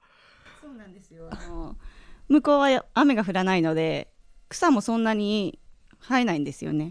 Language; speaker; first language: Japanese; native; Japanese